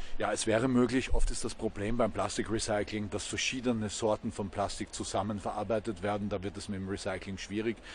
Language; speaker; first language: German; native; German